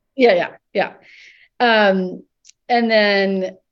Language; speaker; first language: English; native; English